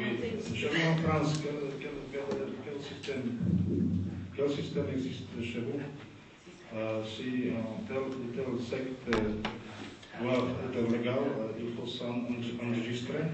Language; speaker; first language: French; non-native, learner; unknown